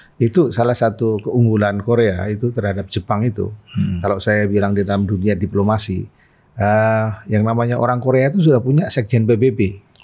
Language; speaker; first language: Indonesian; native; Indonesian